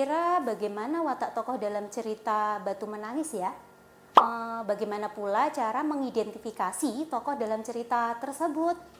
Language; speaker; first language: Indonesian; native; Indonesian